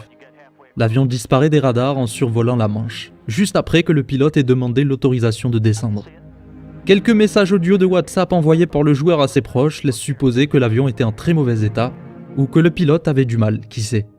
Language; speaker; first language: French; native; French